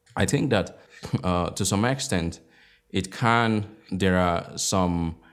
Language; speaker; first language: English; non-native, local second language; Igbo